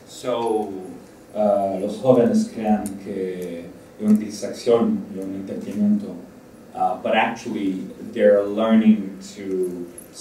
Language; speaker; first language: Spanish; non-native, learner; Romanian